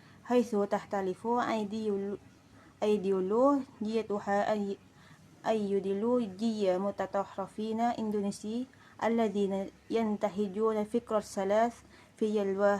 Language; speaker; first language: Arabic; non-native, learner; Indonesian